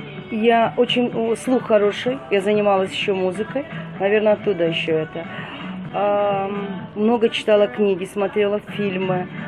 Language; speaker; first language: Russian; non-native, fluent; Turkish